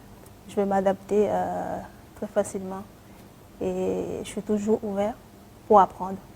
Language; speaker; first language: French; non-native, local second language; Haitian Creole